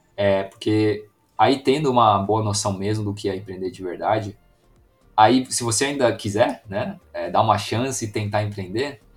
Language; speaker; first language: Portuguese; native; Portuguese